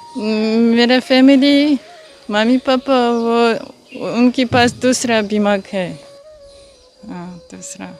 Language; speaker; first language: Hindi; non-native, learner; Russian